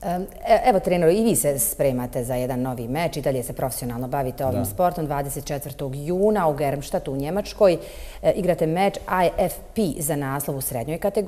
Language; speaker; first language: Serbian; native; Serbian